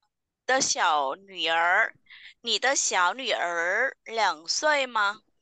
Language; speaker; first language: Chinese; non-native, fluent; Vietnamese